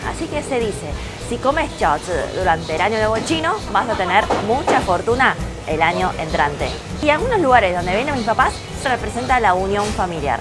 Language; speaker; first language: Spanish; early bilingual, other home language; Chinese